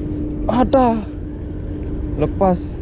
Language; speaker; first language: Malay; non-native, local second language; Javanese